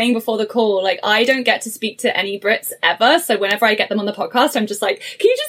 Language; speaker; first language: English; native; English